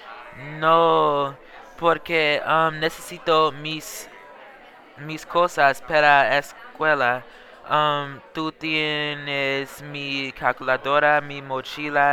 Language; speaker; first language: Spanish; non-native, learner; English